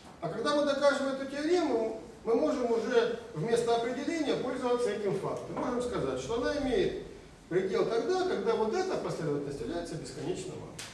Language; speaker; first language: Russian; native; Russian